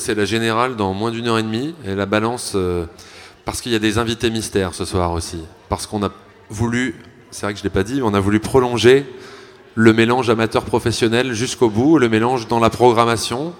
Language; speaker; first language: French; native; French